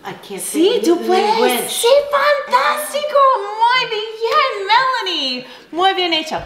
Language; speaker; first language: Spanish; non-native, fluent; English